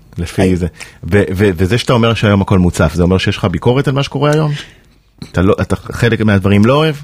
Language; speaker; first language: Hebrew; native; Hebrew